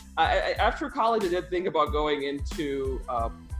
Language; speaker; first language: English; early bilingual, other home language; Russian